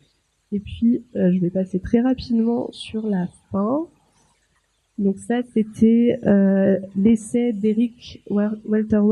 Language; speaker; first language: French; native; French